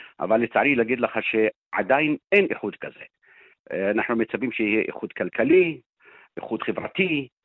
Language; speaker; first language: Hebrew; non-native, local second language; Arabic